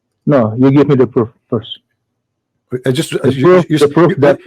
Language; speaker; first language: English; non-native, learner; Indonesian